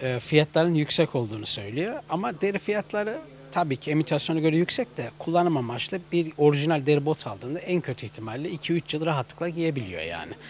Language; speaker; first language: Turkish; native; Turkish